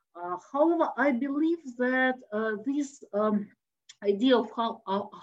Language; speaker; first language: English; non-native, fluent; Russian